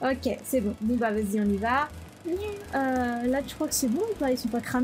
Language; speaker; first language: French; native; French